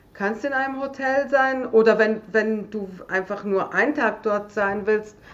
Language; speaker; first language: German; native; German